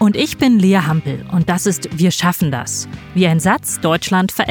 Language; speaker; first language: German; native; German